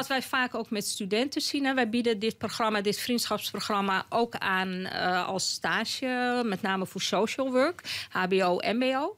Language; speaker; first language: Dutch; native; Dutch